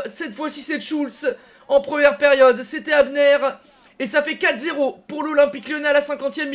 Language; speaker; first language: French; native; French